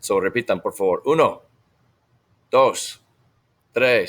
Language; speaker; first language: Spanish; non-native, fluent; English